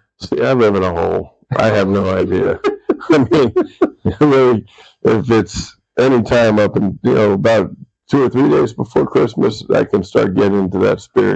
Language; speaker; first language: English; native; English